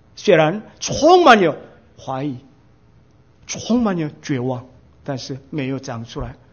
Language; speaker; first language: Chinese; non-native, fluent; Korean